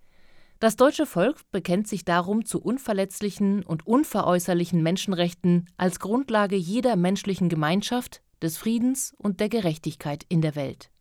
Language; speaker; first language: German; native; German